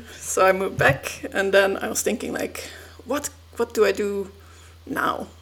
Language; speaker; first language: English; non-native, fluent; Finnish